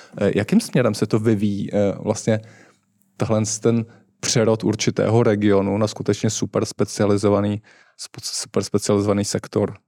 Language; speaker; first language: Czech; native; Czech